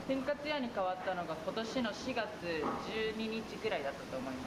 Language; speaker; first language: Japanese; native; Japanese